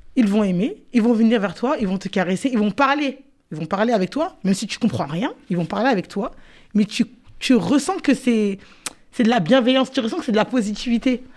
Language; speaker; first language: French; native; French